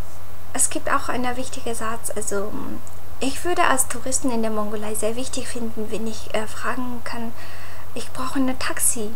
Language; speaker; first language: German; non-native, fluent; Mongolian